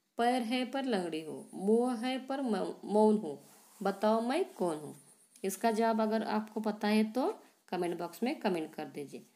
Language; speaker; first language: Hindi; non-native, local second language; Marathi